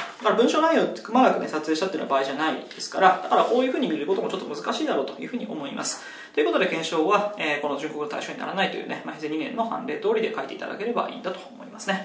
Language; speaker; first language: Japanese; native; Japanese